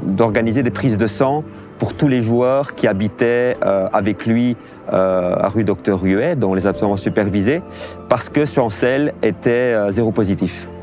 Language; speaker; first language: French; native; French